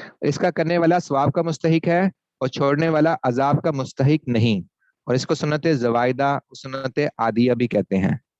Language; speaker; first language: Urdu; non-native, local second language; Punjabi